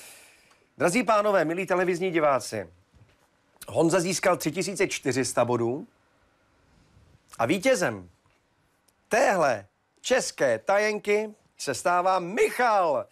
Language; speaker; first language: Czech; native; Czech